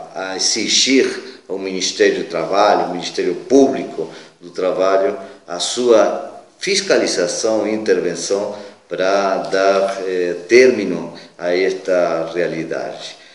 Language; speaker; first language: Portuguese; non-native, fluent; Spanish